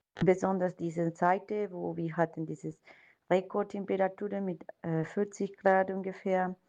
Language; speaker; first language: German; non-native, learner; Spanish